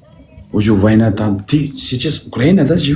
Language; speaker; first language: Russian; non-native, learner; Uzbek